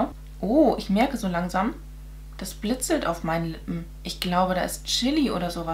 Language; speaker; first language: German; native; German